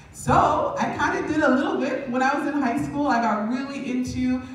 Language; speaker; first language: English; native; English